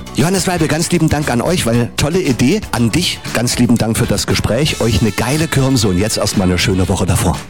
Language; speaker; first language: German; native; German